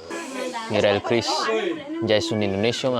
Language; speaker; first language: Spanish; non-native, fluent; Indonesian